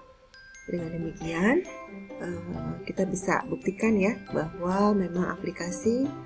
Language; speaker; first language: Indonesian; native; Indonesian